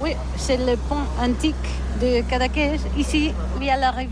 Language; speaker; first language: French; non-native, learner; Catalan